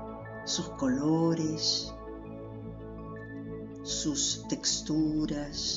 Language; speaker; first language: Spanish; non-native, fluent; Portuguese